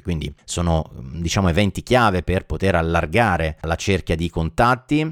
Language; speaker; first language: Italian; native; Italian